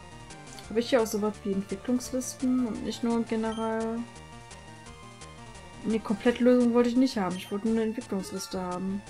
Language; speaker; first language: German; native; German